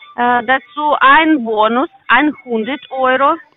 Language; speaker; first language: German; non-native, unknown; Russian